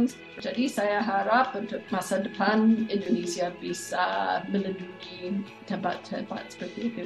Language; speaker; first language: Indonesian; non-native, fluent; English